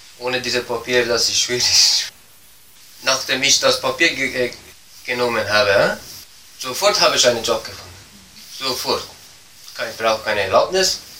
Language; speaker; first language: German; non-native, learner; Persian